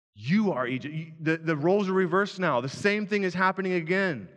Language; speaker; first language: English; native; English